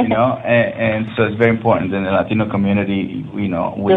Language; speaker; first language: English; non-native, fluent; Spanish